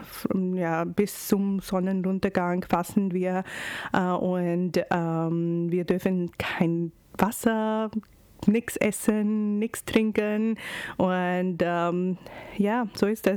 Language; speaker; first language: German; non-native, fluent; Urdu